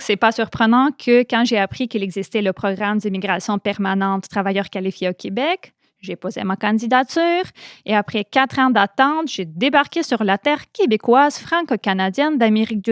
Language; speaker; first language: French; non-native, fluent; Ukrainian